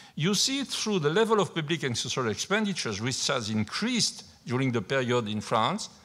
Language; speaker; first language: English; non-native, fluent; French